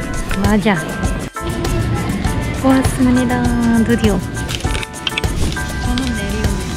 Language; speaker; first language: Korean; non-native, learner; Japanese